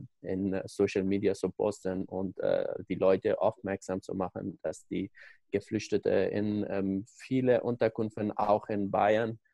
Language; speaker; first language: German; non-native, learner; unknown